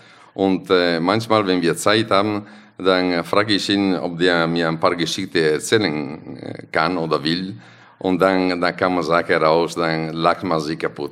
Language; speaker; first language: German; non-native, fluent; Italian